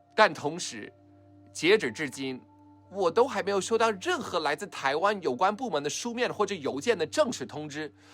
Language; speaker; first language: Chinese; non-native, fluent; English